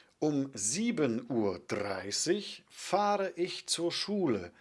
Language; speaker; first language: German; non-native, fluent; Polish